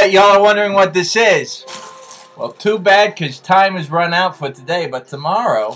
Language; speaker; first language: English; native; English